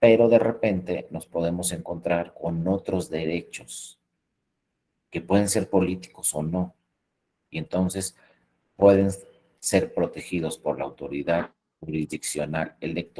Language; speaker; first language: Spanish; native; Spanish